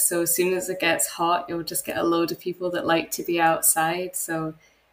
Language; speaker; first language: English; native; English